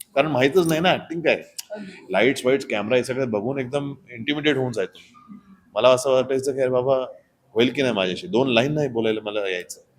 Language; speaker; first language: Marathi; non-native, local second language; Hindi